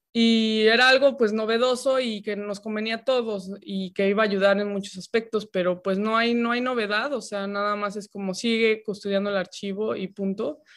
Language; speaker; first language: Spanish; native; Spanish